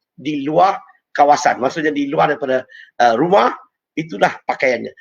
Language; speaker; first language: Malay; non-native, local second language; Chinese